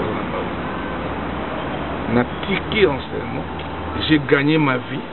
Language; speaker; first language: French; non-native, local second language; Lingala